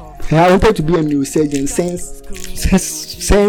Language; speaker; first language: English; non-native, local second language; Akan